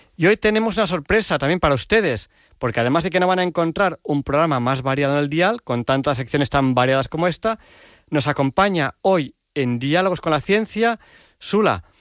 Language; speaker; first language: Spanish; native; Spanish